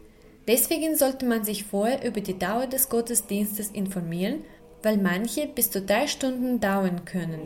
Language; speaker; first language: German; non-native, fluent; Russian